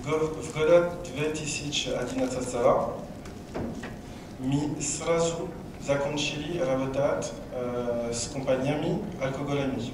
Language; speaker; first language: Russian; non-native, learner; French